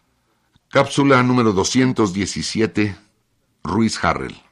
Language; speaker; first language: Spanish; native; Spanish